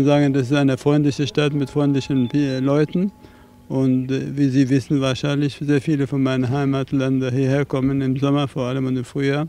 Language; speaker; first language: German; non-native, fluent; Arabic